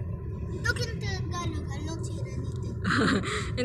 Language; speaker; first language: English; non-native, learner; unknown